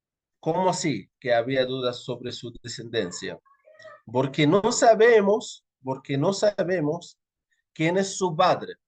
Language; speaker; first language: Spanish; non-native, fluent; Arabic